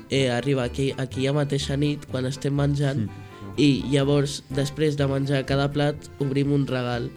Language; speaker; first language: Catalan; early bilingual, heritage; Catalan